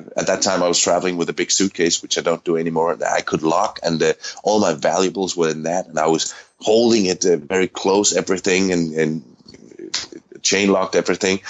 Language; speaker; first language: English; non-native, fluent; Danish